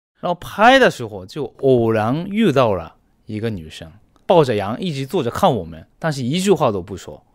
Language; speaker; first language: Chinese; non-native, fluent; Japanese